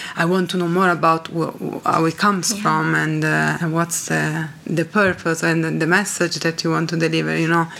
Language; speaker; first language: English; non-native, fluent; Italian